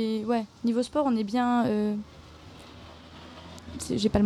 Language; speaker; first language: French; native; French